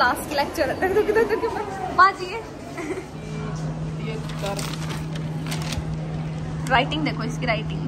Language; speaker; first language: Hindi; native; Hindi